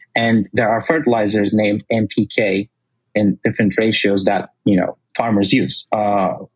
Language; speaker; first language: English; non-native, fluent; Turkish